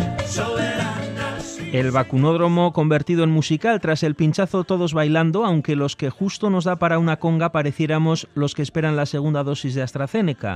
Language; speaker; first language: Spanish; native; Spanish